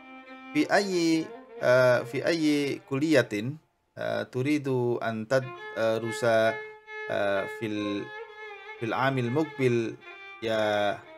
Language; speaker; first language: Arabic; non-native, fluent; Indonesian